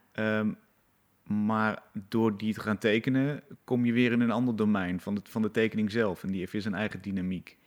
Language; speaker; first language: Dutch; native; Dutch